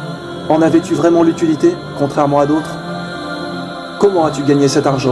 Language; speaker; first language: French; native; French